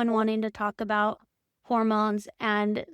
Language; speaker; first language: English; native; English